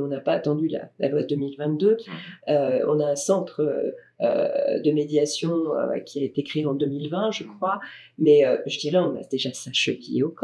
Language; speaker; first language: French; native; French